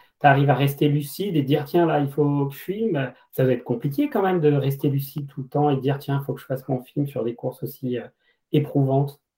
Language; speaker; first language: French; native; French